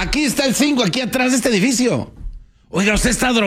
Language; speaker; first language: Spanish; native; Spanish